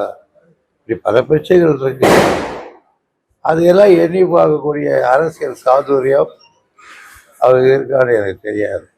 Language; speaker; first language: Tamil; native; Tamil